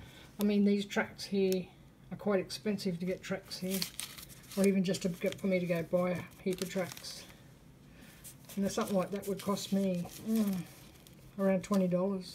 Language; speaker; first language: English; native; English